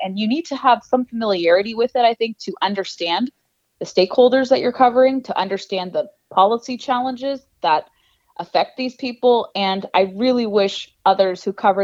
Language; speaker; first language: English; native; English